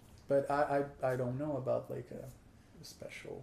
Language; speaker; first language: English; non-native, fluent; Portuguese